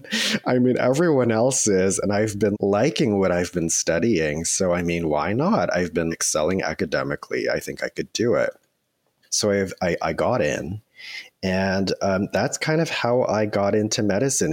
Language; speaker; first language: English; native; English